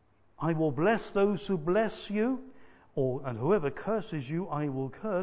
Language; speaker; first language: English; native; English